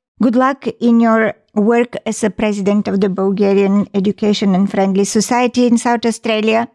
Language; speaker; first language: English; non-native, fluent; Bulgarian